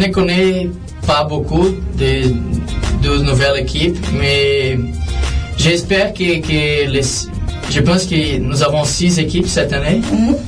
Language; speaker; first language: French; non-native, learner; Portuguese